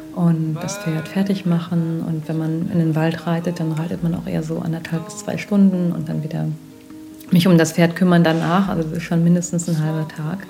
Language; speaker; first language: German; native; German